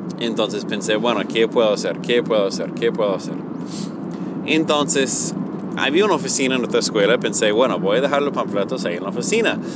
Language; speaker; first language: Spanish; early bilingual, heritage; Spanish